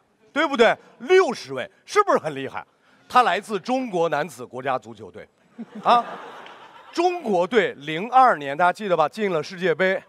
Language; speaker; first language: Chinese; native; Chinese